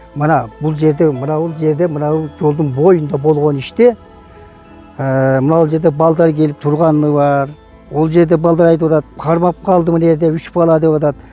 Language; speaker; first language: Kyrgyz; native; Kyrgyz